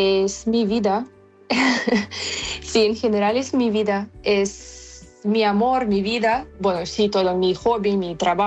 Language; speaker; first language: Spanish; non-native, fluent; Ukrainian